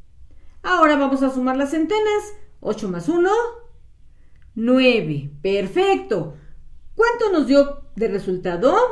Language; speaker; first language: Spanish; native; Spanish